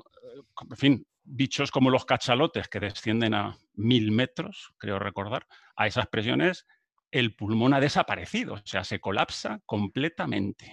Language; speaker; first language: Spanish; native; Spanish